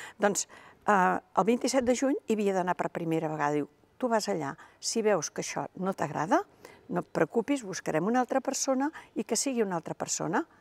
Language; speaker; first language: Catalan; native; Catalan